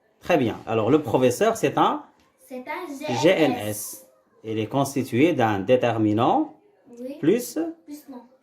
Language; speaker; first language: French; non-native, local second language; Arabic